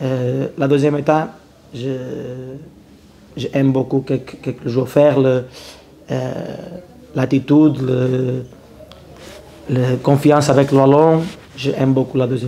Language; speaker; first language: French; non-native, learner; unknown